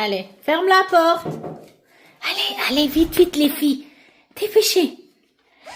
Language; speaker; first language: French; non-native, learner; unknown